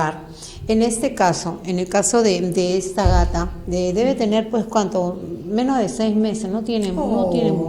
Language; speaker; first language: Spanish; native; Spanish